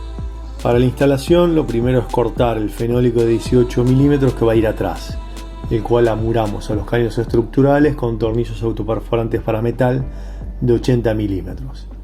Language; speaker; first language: Spanish; native; Spanish